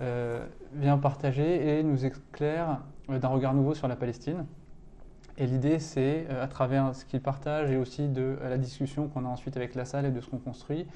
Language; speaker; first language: French; native; French